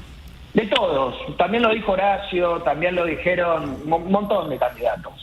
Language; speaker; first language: Spanish; native; Spanish